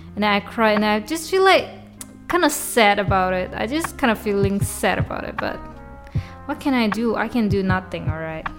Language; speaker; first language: English; non-native, local second language; Chinese